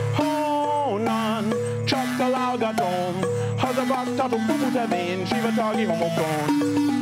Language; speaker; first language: Hungarian; non-native, fluent; English